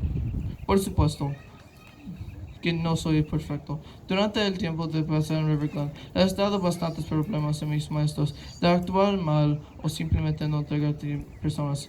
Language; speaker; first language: Spanish; non-native, local second language; English